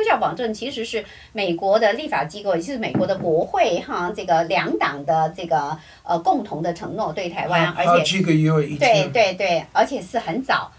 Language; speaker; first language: Chinese; native; Chinese